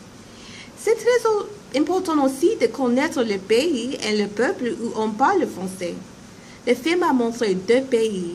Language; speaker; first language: French; non-native, learner; English